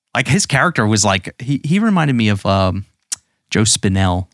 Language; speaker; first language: English; native; English